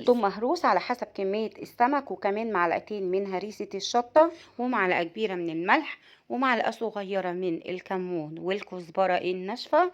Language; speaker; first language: Arabic; native; Arabic